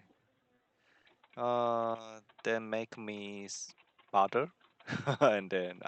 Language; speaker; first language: English; non-native, learner; Korean